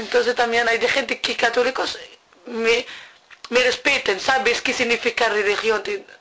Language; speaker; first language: Spanish; non-native, learner; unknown